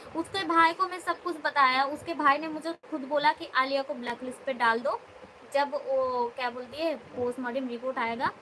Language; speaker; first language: Hindi; non-native, local second language; Bangla